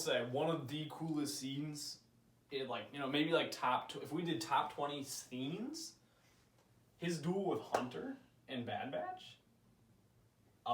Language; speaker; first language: English; native; English